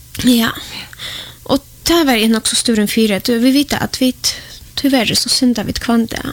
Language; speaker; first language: Swedish; non-native, fluent; Polish